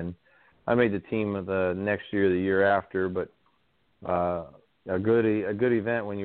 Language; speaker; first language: English; native; English